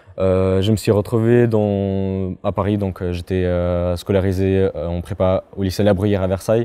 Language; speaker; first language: French; non-native, fluent; Chechen